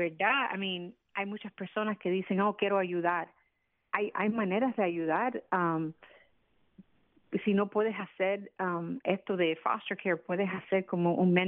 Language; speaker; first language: Spanish; early bilingual, other home language; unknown